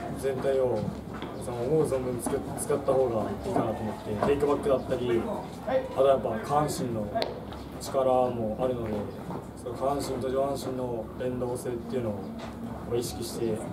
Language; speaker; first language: Japanese; native; Japanese